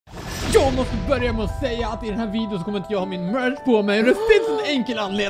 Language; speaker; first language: Swedish; native; Swedish